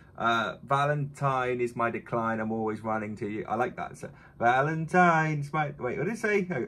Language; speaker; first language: English; native; English